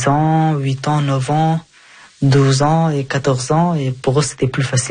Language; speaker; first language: French; non-native, fluent; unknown